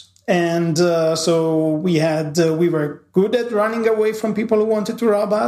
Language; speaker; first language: English; non-native, fluent; Italian